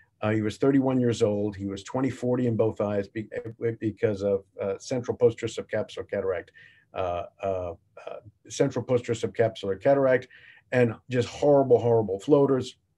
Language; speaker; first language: English; native; English